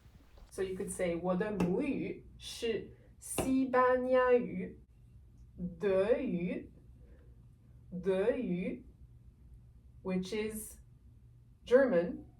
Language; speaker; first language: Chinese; non-native, fluent; French